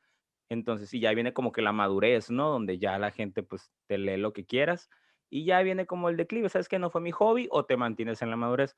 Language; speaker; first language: Spanish; native; Spanish